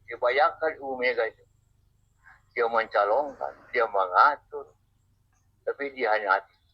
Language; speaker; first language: Indonesian; non-native, local second language; Buginese